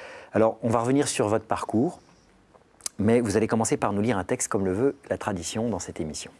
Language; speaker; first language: French; native; French